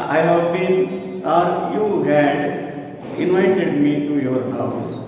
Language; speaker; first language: English; non-native, local second language; Kannada